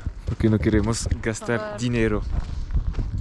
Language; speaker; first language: Spanish; non-native, learner; French